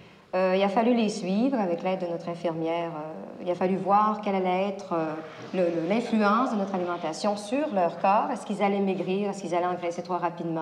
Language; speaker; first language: French; native; French